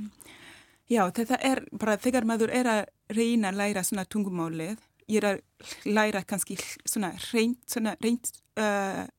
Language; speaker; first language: Icelandic; non-native, learner; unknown